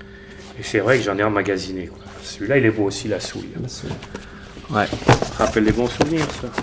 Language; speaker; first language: French; native; French